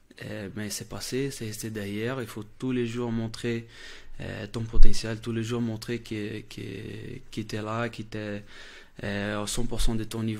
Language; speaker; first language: French; non-native, fluent; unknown